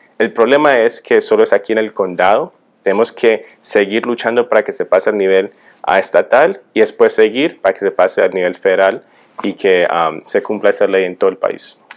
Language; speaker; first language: Spanish; early bilingual, heritage; Spanish